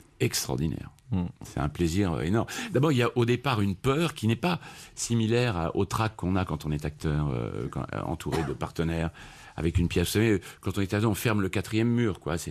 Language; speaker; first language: French; native; French